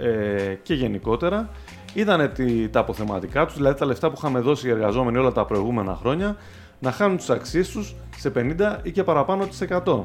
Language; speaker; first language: Greek; native; Greek